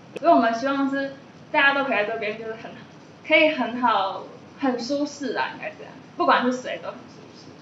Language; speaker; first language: Chinese; native; Chinese